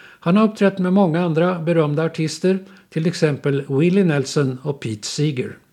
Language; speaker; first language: Swedish; native; Swedish